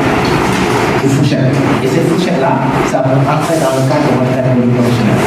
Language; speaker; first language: French; non-native, local second language; Wolof